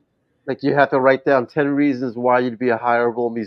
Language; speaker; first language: English; native; English